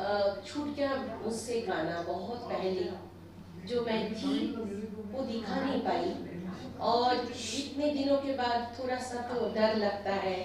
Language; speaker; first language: Hindi; non-native, local second language; Bangla